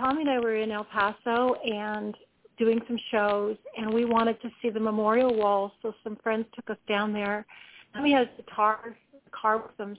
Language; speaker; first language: English; native; English